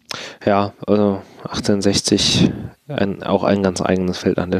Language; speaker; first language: German; native; German